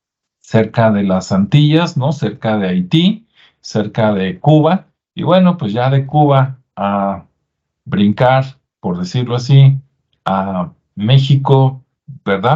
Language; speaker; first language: Spanish; native; Spanish